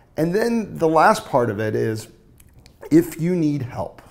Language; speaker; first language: English; native; English